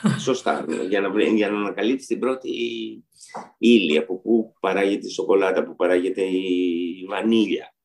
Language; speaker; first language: Greek; early bilingual, heritage; Greek